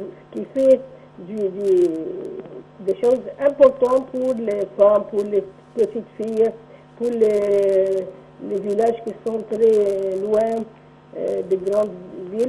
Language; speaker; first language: French; non-native, local second language; Arabic